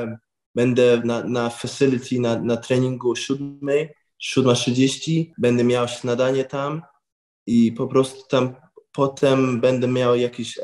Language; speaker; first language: Polish; early bilingual, heritage; English